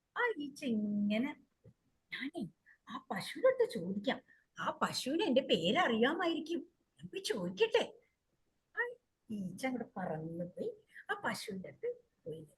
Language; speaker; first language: Malayalam; early bilingual, heritage; Malayalam